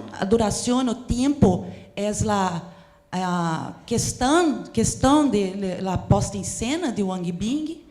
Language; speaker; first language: Portuguese; non-native, learner; Spanish